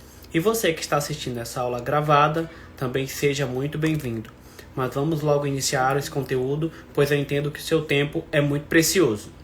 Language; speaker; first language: Portuguese; native; Portuguese